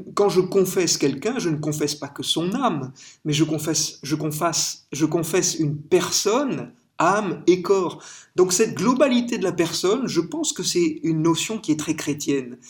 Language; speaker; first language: French; native; French